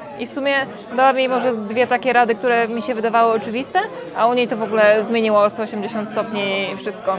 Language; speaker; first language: Polish; native; Polish